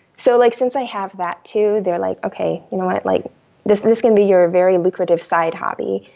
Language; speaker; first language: English; early bilingual, other home language; Chinese